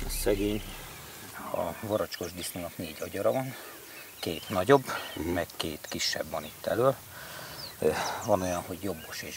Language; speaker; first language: Hungarian; native; Hungarian